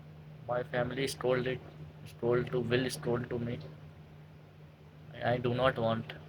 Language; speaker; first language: English; non-native, learner; Hindi